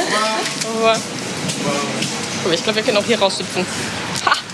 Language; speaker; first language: German; native; German